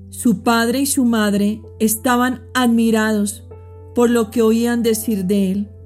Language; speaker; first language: Spanish; native; Spanish